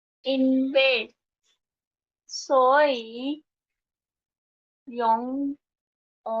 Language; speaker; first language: Chinese; non-native, learner; Urdu